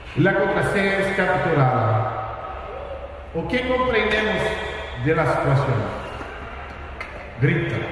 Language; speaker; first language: Spanish; non-native, fluent; Portuguese